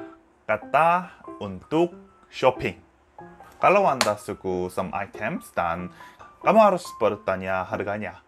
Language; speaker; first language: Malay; non-native, learner; Korean